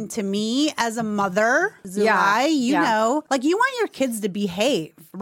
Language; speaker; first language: English; native; English